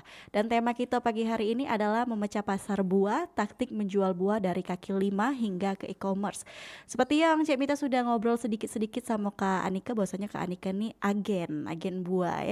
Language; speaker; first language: Indonesian; native; Indonesian